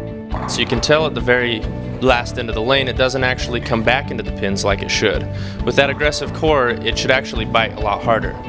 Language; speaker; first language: English; native; English